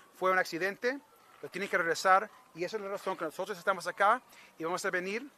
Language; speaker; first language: Spanish; early bilingual, heritage; Spanish